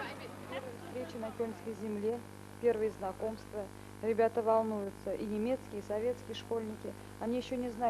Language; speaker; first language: Russian; native; Russian